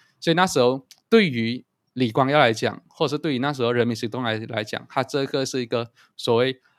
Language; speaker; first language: Chinese; native; Chinese